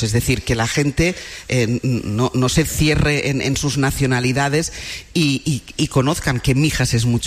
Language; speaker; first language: Spanish; native; Spanish